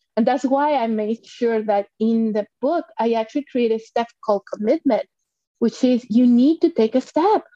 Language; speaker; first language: English; non-native, fluent; Spanish